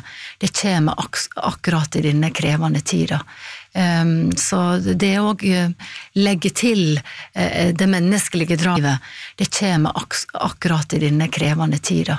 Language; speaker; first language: Norwegian; native; Norwegian